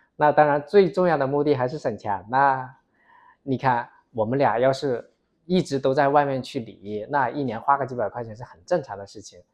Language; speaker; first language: Chinese; native; Chinese